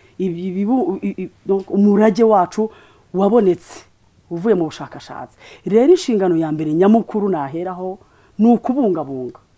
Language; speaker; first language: Kinyarwanda; native; Kinyarwanda